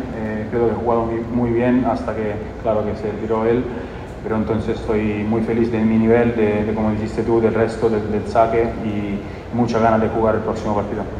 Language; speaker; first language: Spanish; non-native, fluent; Italian